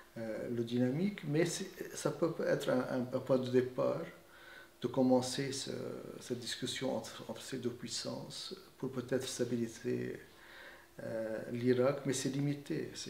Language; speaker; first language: French; non-native, fluent; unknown